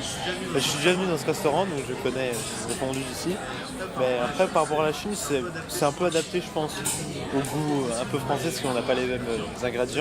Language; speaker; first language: French; native; French